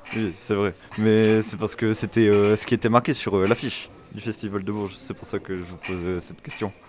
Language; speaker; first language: French; native; French